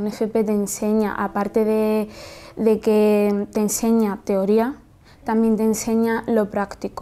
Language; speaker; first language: Spanish; early bilingual, other home language; Arabic